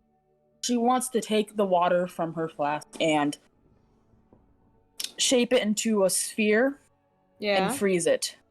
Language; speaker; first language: English; native; English